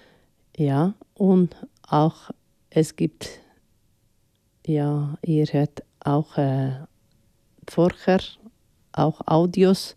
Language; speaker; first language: German; non-native, fluent; Spanish